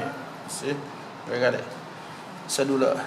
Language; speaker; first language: French; non-native, learner; Vietnamese